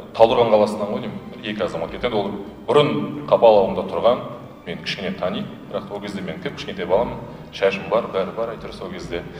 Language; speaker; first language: Kazakh; non-native, local second language; Russian